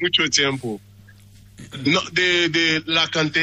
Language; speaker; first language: Spanish; non-native, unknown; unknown